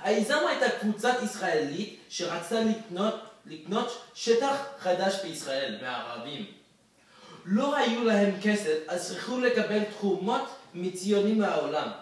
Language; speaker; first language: Hebrew; non-native, learner; English